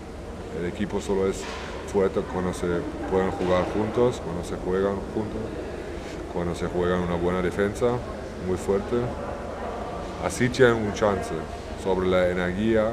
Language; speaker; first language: Spanish; non-native, learner; German